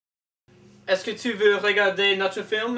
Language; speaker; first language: French; non-native, learner; English